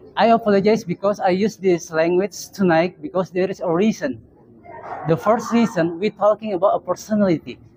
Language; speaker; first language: English; non-native, learner; Indonesian